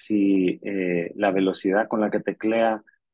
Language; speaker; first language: Spanish; native; Spanish